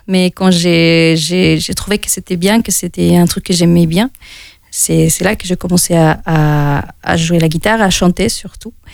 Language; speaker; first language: French; non-native, fluent; Spanish